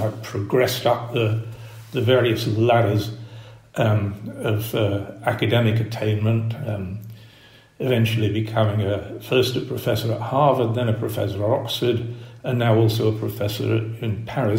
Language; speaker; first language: English; native; English